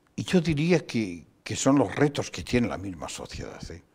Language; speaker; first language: Spanish; non-native, local second language; Galician